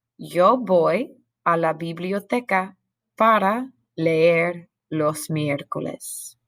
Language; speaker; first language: Spanish; non-native, fluent; English